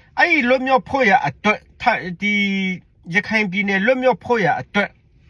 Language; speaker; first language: Burmese; non-native, local second language; Hakha Chin